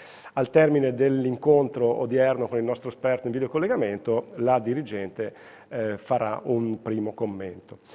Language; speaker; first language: Italian; native; Italian